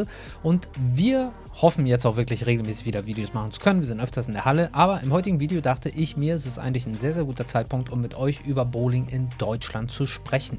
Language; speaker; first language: German; native; German